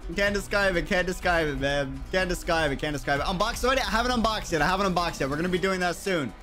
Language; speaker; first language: English; native; English